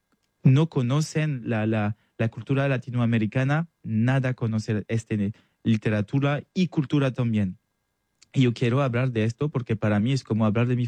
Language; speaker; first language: Spanish; non-native, learner; French